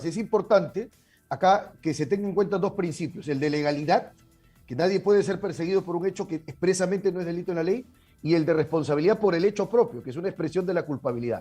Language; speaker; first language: Spanish; native; Spanish